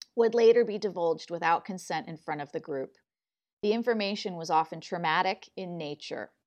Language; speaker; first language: English; native; English